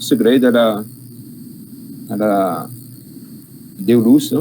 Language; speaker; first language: Portuguese; non-native, learner; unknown